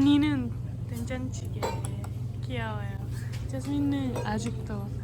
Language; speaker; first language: Korean; non-native, learner; Japanese